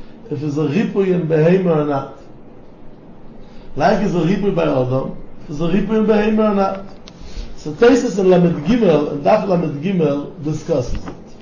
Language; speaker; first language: English; non-native, fluent; Hebrew